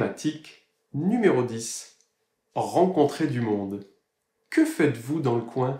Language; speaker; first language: French; native; French